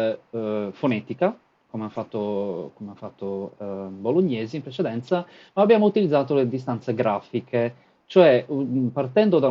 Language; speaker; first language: Italian; native; Italian